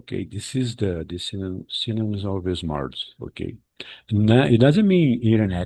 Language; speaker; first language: English; non-native, fluent; Portuguese